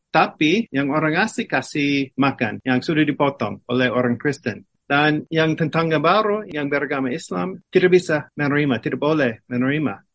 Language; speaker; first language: Indonesian; non-native, fluent; English